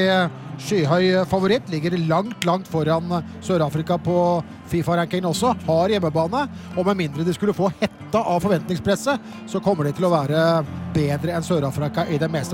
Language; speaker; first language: Norwegian; native; Norwegian